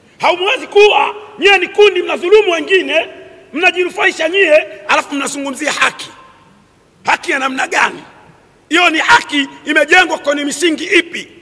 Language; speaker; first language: Swahili; native; Swahili